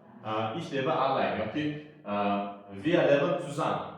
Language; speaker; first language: German; non-native, fluent; Uzbek